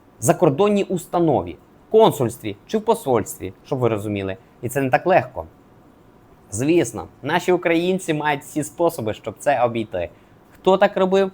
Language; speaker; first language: Ukrainian; native; Ukrainian